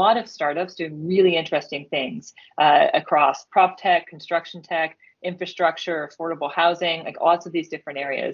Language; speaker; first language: English; native; English